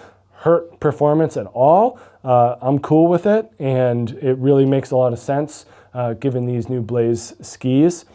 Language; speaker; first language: English; native; English